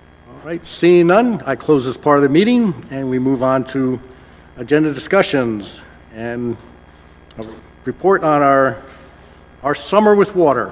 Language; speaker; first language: English; native; English